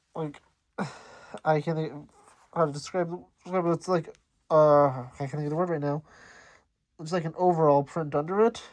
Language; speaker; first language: English; native; English